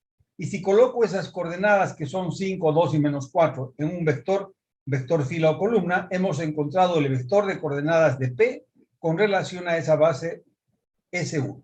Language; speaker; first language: Spanish; native; Spanish